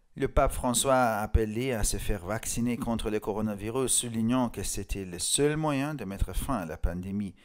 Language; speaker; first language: French; non-native, fluent; Hungarian